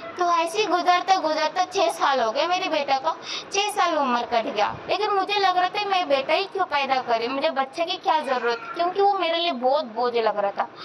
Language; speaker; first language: Hindi; non-native, local second language; Kannada